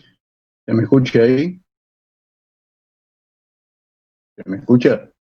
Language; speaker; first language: Spanish; native; Spanish